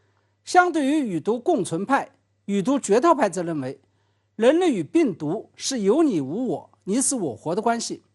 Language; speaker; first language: Chinese; native; Chinese